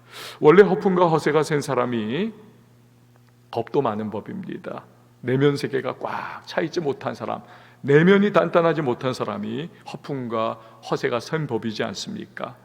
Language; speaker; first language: Korean; native; Korean